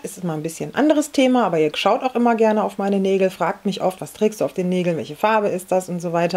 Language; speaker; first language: German; native; German